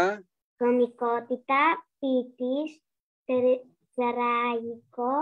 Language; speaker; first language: Greek; non-native, learner; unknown